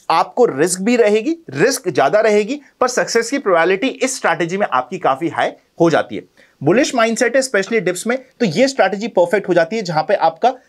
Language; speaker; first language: Hindi; native; Hindi